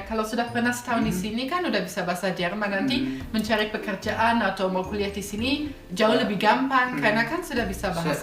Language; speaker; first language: Indonesian; non-native, fluent; German